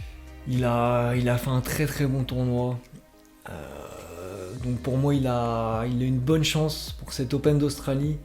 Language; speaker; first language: French; native; French